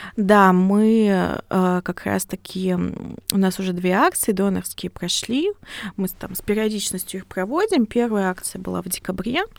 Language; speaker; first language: Russian; native; Russian